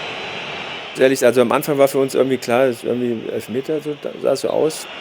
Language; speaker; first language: German; native; German